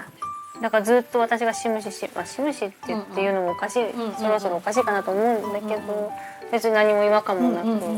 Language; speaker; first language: Japanese; native; Japanese